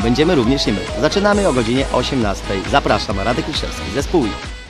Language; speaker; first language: Polish; native; Polish